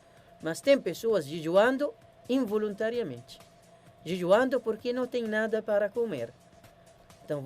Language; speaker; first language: Portuguese; non-native, learner; Arabic